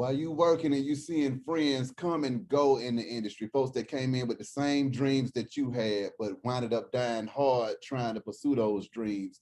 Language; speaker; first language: English; native; English